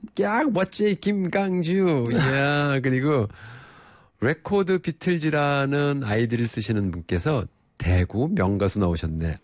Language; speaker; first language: Korean; native; Korean